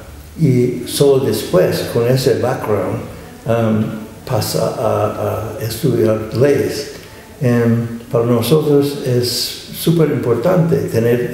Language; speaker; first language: Spanish; non-native, fluent; English